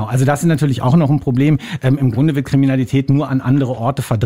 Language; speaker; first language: German; native; German